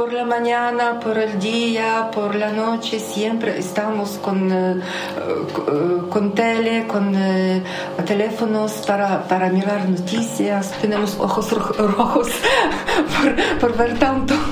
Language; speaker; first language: Spanish; non-native, learner; Ukrainian